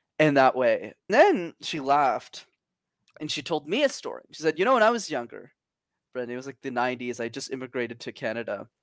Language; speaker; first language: English; early bilingual, other home language; Tamil